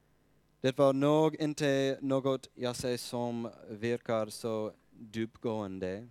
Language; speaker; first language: Swedish; non-native, fluent; English